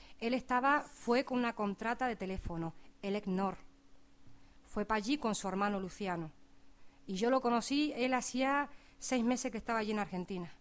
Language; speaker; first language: Spanish; native; Spanish